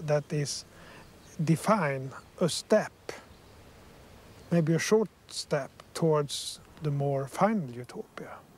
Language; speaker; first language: English; non-native, fluent; Swedish